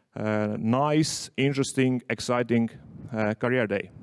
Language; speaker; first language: English; non-native, fluent; Estonian